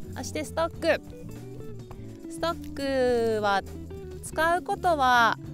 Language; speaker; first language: Japanese; native; Japanese